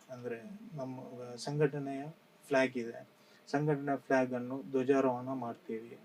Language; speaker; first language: Kannada; non-native, local second language; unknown